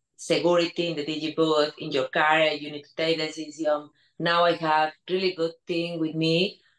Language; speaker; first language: English; non-native, learner; Spanish